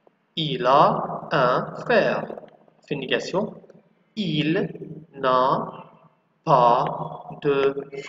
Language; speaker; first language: French; non-native, fluent; Arabic